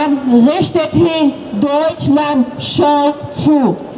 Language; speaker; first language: German; non-native, fluent; Persian